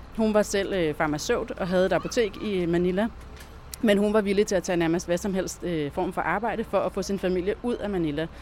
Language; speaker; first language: Danish; native; Danish